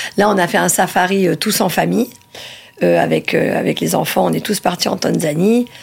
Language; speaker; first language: French; early bilingual, other home language; Italian